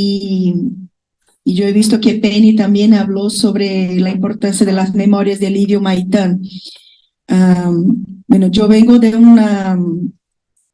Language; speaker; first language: Spanish; non-native, fluent; Portuguese